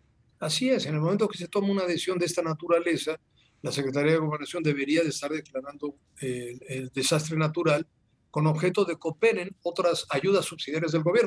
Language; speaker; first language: Spanish; native; Spanish